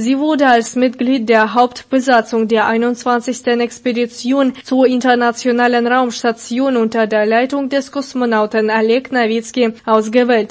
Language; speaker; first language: German; non-native, fluent; Russian